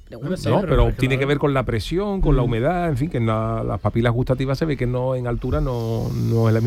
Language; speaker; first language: Spanish; native; Spanish